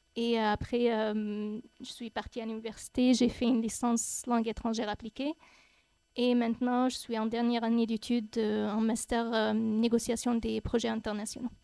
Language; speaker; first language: French; non-native, fluent; Arabic